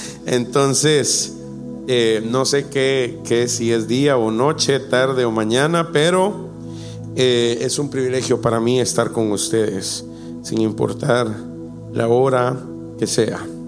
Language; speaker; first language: Spanish; native; Spanish